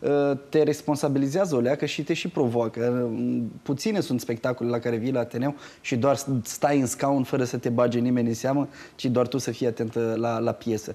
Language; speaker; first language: Romanian; native; Romanian